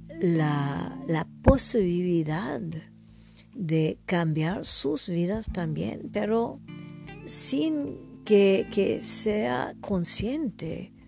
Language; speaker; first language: Spanish; non-native, learner; English